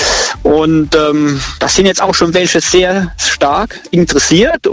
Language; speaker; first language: German; native; German